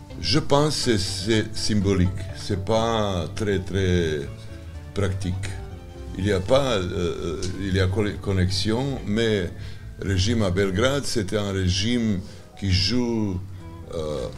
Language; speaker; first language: French; non-native, learner; Serbian